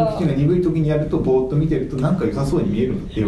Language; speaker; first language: Japanese; native; Japanese